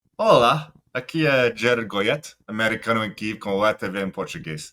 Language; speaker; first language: Portuguese; non-native, fluent; English